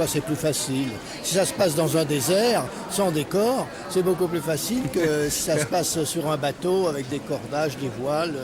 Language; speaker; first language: French; native; French